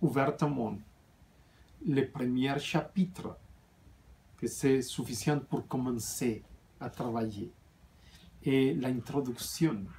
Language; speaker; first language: French; non-native, fluent; Spanish